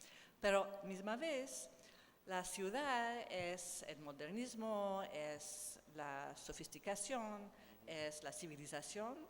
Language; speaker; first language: Spanish; non-native, learner; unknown